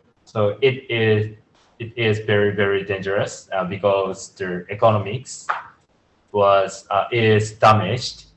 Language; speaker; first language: English; non-native, learner; Japanese